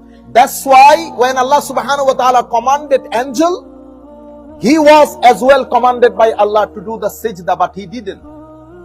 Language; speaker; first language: English; non-native, local second language; Bangla